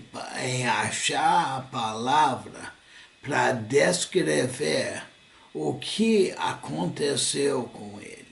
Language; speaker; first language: Portuguese; non-native, fluent; English